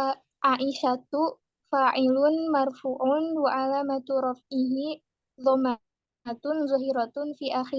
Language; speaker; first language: Arabic; non-native, learner; Indonesian